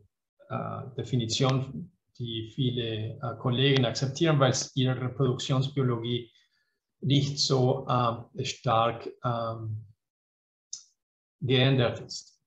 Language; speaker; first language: German; non-native, fluent; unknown